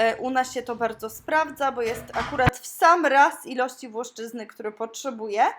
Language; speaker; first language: Polish; native; Polish